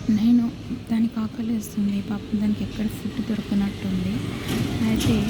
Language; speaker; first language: Telugu; non-native, local second language; Tamil